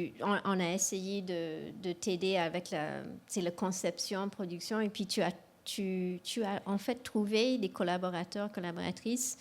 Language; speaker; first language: French; non-native, local second language; English